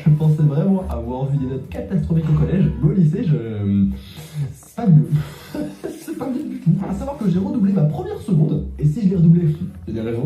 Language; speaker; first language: French; native; French